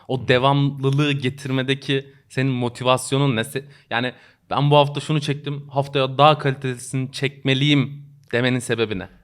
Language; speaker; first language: Turkish; native; Turkish